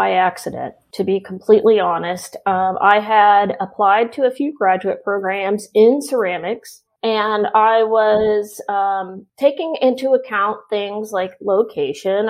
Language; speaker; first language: English; native; English